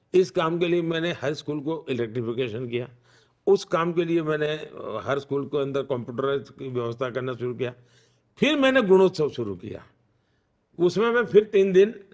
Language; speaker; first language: Hindi; non-native, local second language; Gujarati